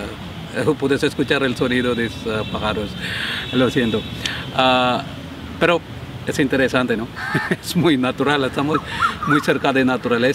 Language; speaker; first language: Spanish; non-native, learner; Malayalam